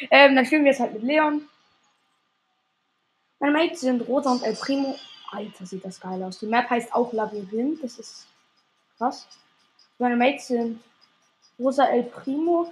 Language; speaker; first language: German; native; German